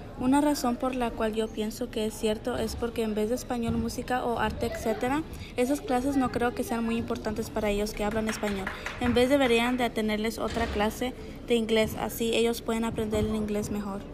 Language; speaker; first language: Spanish; early bilingual, heritage; Spanish